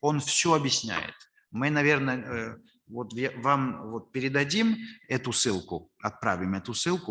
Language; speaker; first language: Russian; non-native, fluent; French